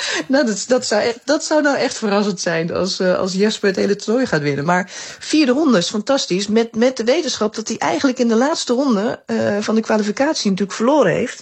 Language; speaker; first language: Dutch; native; Dutch